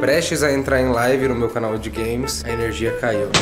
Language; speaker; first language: Portuguese; native; Portuguese